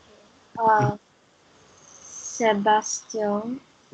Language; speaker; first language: French; non-native, learner; English